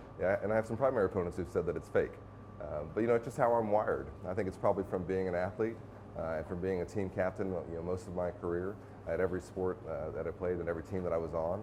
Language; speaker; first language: English; native; English